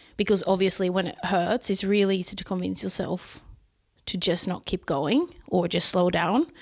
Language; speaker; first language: English; non-native, fluent; Swedish